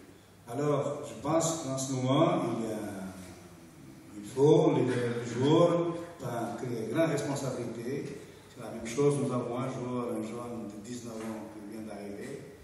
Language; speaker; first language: French; non-native, fluent; Portuguese